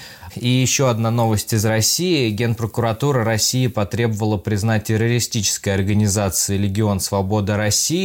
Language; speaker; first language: Russian; native; Russian